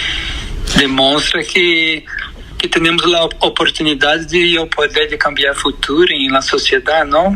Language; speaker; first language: Spanish; non-native, fluent; Portuguese